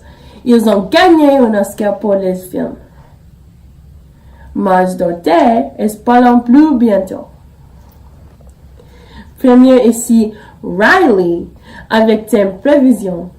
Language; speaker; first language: French; non-native, learner; English